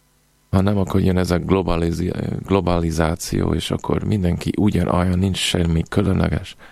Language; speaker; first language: Hungarian; non-native, fluent; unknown